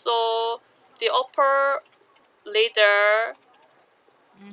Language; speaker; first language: English; non-native, learner; Korean